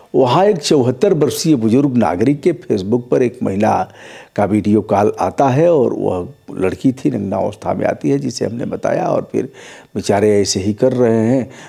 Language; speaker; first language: Hindi; native; Hindi